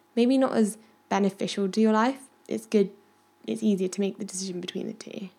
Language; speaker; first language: English; native; English